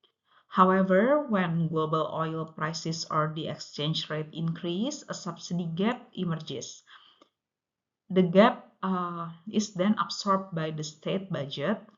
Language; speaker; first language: English; non-native, local second language; Indonesian